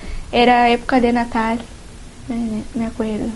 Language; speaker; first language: Spanish; non-native, learner; Portuguese